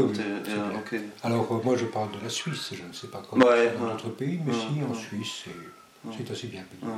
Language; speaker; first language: French; early bilingual, other home language; Spanish